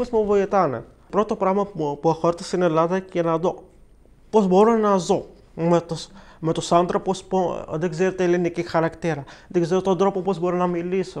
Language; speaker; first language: Greek; non-native, learner; Arabic